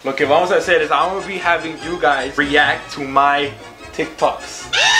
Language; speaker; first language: English; early bilingual, other home language; Spanish